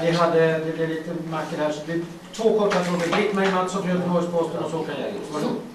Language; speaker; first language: Swedish; native; Swedish